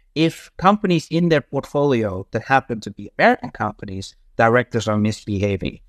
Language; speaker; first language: English; non-native, fluent; Dutch